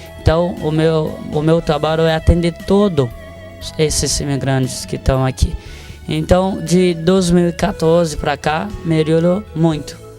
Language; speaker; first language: Portuguese; non-native, fluent; Haitian Creole